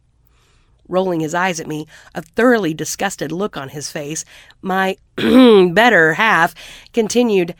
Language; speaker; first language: English; native; English